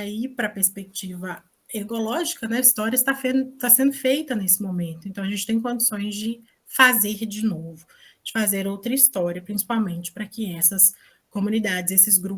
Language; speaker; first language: Portuguese; native; Portuguese